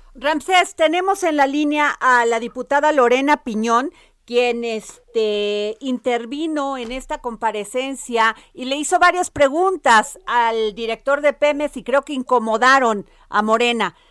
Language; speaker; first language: Spanish; native; Spanish